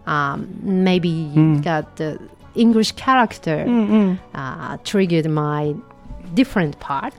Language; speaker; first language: English; non-native, fluent; Japanese